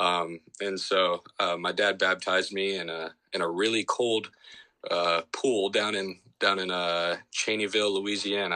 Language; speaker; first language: English; native; English